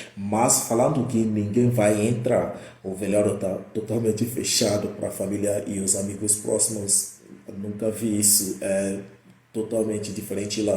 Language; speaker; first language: Portuguese; non-native, fluent; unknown